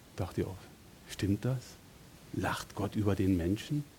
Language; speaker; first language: German; native; German